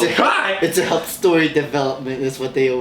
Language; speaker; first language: English; native; English